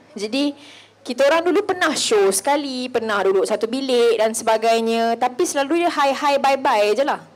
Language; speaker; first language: Malay; native; Malay